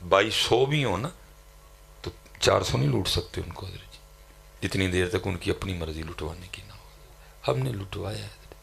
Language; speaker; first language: Urdu; non-native, local second language; Punjabi